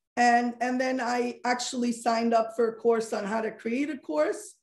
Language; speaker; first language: English; native; English